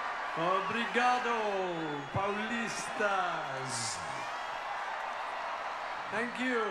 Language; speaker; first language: Portuguese; non-native, learner; English